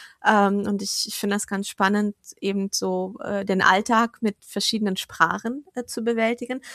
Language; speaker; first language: German; native; German